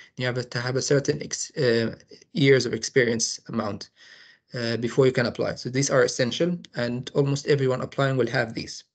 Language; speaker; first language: English; non-native, fluent; Arabic